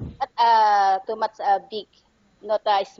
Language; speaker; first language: English; non-native, learner; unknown